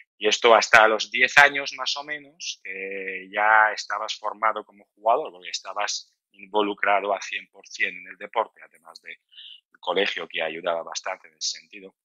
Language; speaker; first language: Spanish; non-native, fluent; Georgian